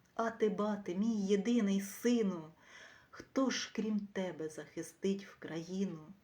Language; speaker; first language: Ukrainian; native; Ukrainian